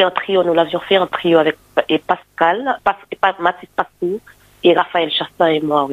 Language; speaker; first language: French; non-native, local second language; Haitian Creole